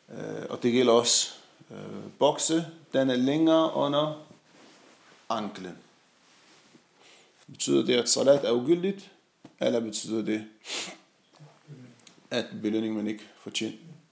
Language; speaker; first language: Danish; non-native, fluent; Arabic